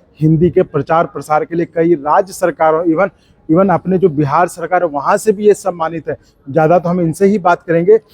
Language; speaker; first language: Hindi; native; Hindi